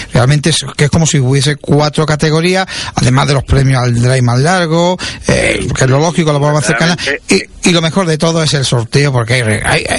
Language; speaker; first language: Spanish; native; Spanish